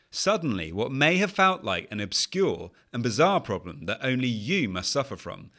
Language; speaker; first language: English; native; English